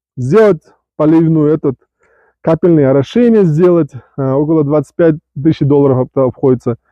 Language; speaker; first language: Russian; non-native, local second language; Uzbek